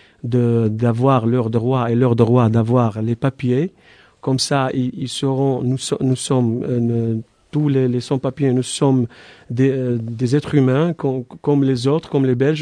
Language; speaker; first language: French; non-native, fluent; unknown